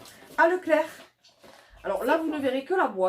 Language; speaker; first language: French; native; French